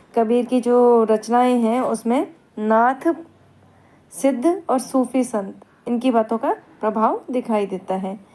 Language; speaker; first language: Hindi; native; Hindi